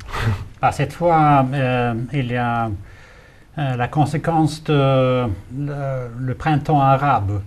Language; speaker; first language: French; non-native, fluent; Swedish